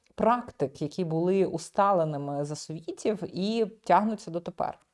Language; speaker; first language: Ukrainian; native; Ukrainian